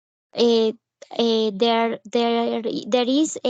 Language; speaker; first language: English; non-native, learner; Spanish